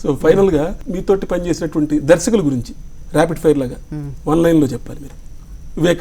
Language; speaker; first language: Telugu; native; Telugu